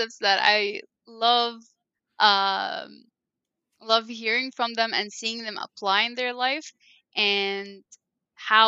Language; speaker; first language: English; non-native, fluent; Arabic